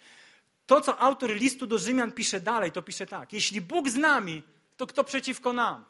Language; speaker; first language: Polish; native; Polish